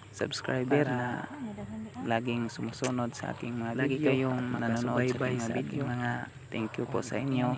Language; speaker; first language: Filipino; non-native, local second language; Cebuano